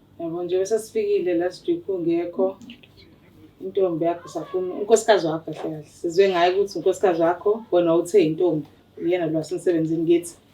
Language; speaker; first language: Zulu; native; Zulu